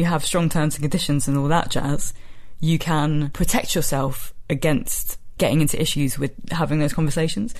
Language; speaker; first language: English; native; English